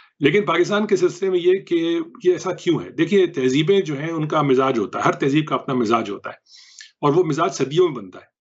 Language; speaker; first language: Urdu; native; Urdu